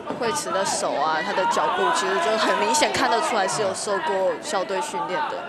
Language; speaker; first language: Chinese; native; Chinese